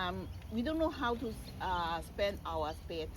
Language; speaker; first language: English; non-native, fluent; Cantonese